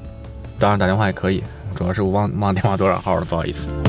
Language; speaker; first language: Chinese; native; Chinese